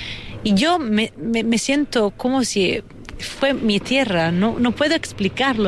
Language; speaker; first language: Spanish; non-native, fluent; Italian